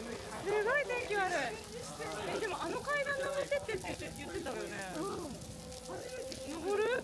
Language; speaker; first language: Japanese; native; Japanese